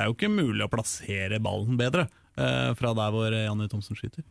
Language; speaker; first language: Norwegian; native; Norwegian